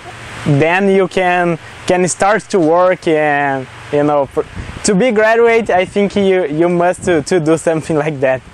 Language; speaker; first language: English; non-native, learner; Portuguese